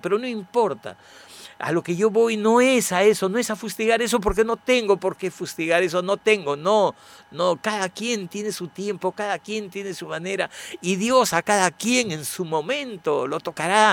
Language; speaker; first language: Spanish; native; Spanish